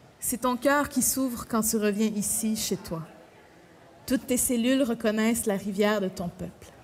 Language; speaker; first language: French; native; French